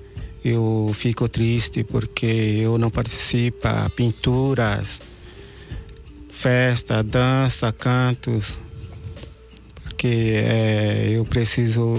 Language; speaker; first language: Portuguese; non-native, local second language; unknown